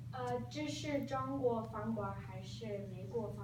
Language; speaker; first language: Chinese; non-native, learner; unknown